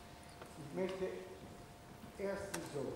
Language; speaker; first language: German; non-native, fluent; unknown